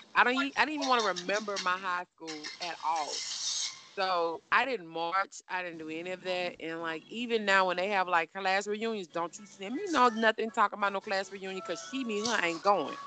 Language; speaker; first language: English; native; English